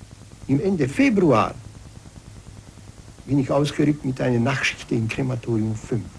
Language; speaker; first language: German; non-native, fluent; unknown